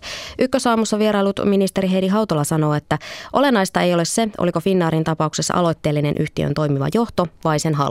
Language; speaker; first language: Finnish; native; Finnish